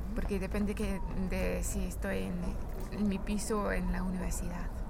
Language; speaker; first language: Spanish; non-native, fluent; English